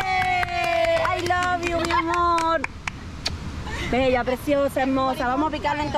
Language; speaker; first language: Spanish; native; Spanish